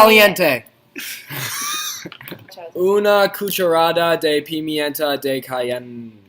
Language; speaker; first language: Spanish; non-native, learner; English